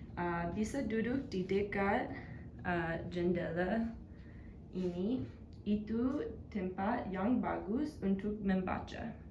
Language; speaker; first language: Indonesian; non-native, learner; English